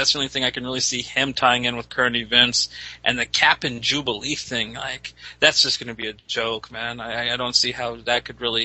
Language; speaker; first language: English; native; English